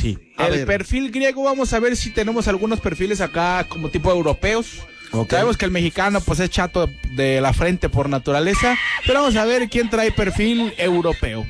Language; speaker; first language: Spanish; native; Spanish